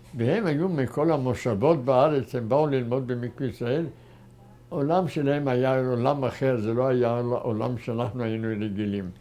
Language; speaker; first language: Hebrew; non-native, fluent; German